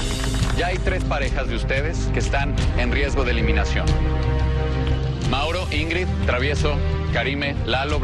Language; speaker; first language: Spanish; native; Spanish